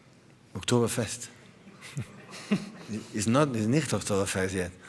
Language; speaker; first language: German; non-native, learner; Catalan